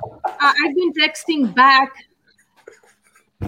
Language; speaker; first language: English; non-native, fluent; Bulgarian